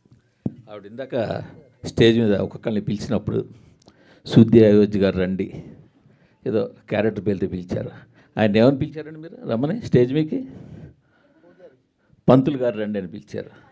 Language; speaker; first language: Telugu; native; Telugu